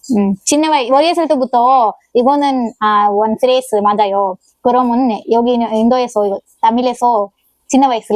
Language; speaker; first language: Korean; non-native, learner; Tamil